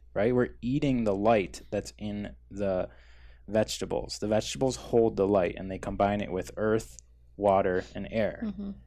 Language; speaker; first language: English; native; English